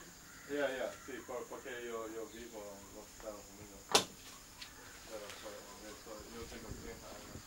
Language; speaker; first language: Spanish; non-native, learner; Dutch